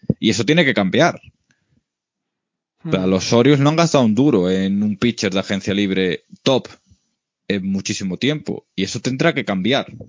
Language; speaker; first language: Spanish; native; Spanish